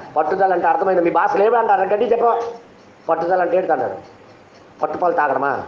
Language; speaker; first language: Telugu; non-native, local second language; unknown